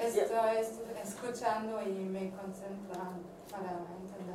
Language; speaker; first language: Spanish; non-native, learner; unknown